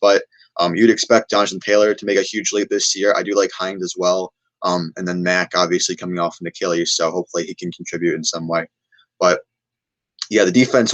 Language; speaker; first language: English; native; English